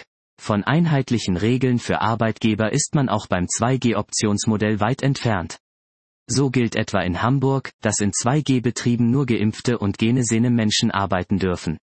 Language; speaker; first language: German; native; German